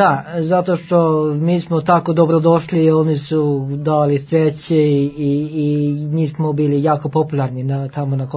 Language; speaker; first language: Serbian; non-native, learner; Norwegian